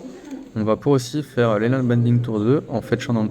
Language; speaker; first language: French; native; French